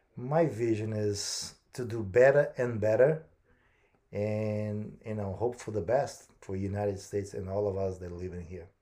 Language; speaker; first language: English; non-native, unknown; Portuguese